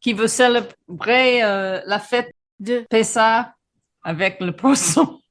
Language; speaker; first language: French; non-native, fluent; English